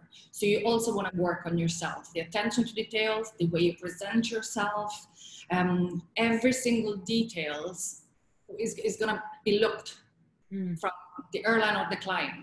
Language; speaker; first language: English; non-native, fluent; Italian